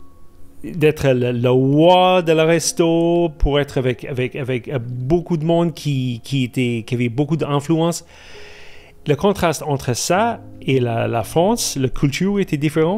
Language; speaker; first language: French; non-native, fluent; English